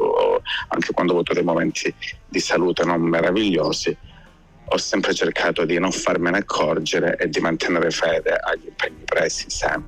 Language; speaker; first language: Italian; native; Italian